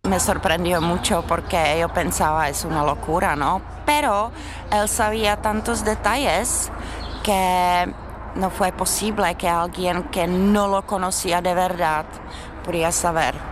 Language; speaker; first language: Spanish; non-native, fluent; Czech